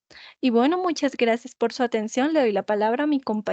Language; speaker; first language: Spanish; native; Spanish